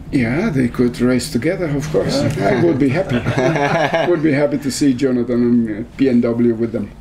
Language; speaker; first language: English; non-native, fluent; Spanish